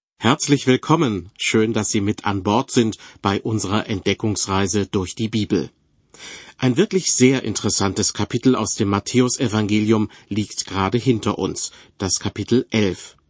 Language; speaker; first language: German; native; German